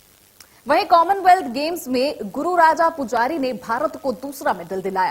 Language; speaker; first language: Hindi; native; Hindi